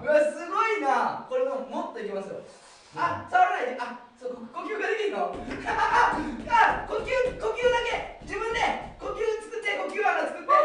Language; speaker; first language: Japanese; native; Japanese